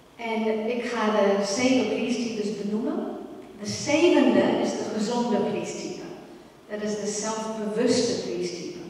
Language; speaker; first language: Dutch; non-native, fluent; English